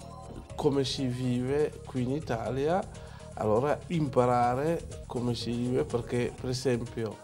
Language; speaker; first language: Italian; non-native, learner; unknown